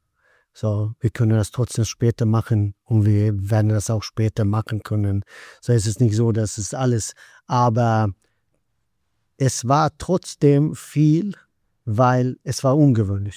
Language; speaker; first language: German; non-native, fluent; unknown